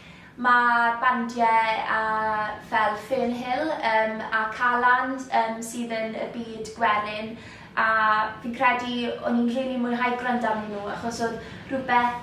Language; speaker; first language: Welsh; native; Welsh